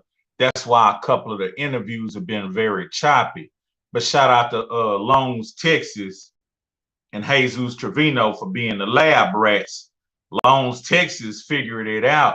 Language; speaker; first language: English; native; English